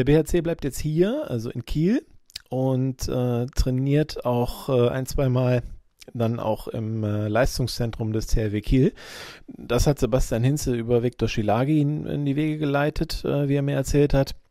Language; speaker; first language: German; native; German